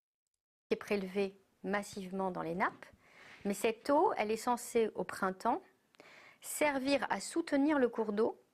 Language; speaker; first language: French; native; French